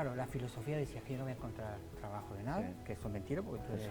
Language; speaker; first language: Spanish; native; Spanish